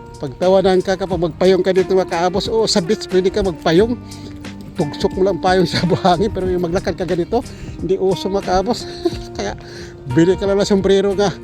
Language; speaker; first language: Filipino; non-native, local second language; Cebuano